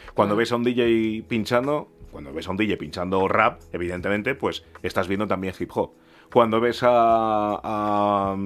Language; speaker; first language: Spanish; early bilingual, other home language; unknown